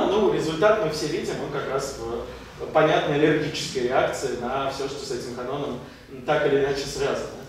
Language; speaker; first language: Russian; native; Russian